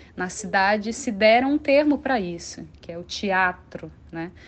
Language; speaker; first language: Portuguese; non-native, local second language; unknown